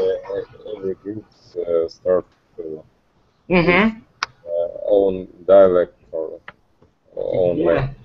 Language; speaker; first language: English; non-native, learner; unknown